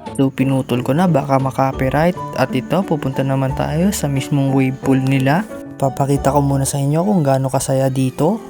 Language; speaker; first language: Filipino; native; Filipino